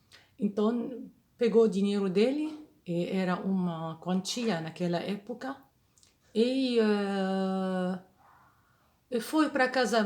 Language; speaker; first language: Portuguese; non-native, fluent; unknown